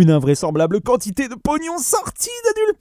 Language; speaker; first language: French; native; French